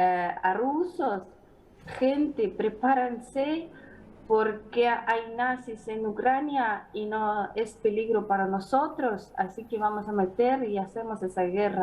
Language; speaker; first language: Spanish; non-native, fluent; Ukrainian